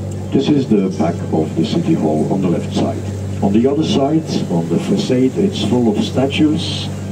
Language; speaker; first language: English; non-native, fluent; Dutch